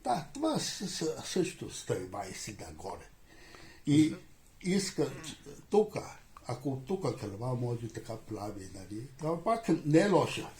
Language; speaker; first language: Bulgarian; non-native, learner; Chinese